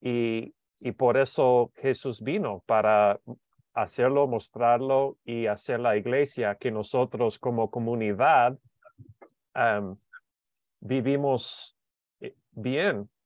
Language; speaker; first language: Spanish; non-native, learner; English